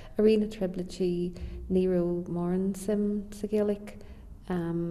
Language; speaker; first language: Irish; non-native, local second language; English